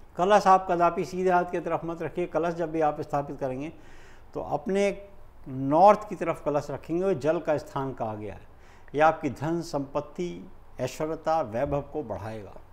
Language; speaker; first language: Hindi; native; Hindi